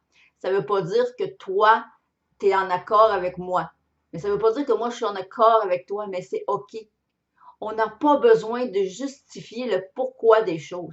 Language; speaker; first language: French; native; French